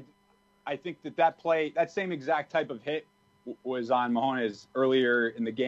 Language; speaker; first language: English; native; English